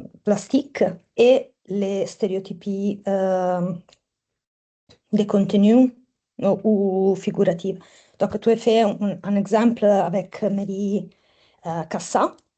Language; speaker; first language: French; non-native, fluent; Italian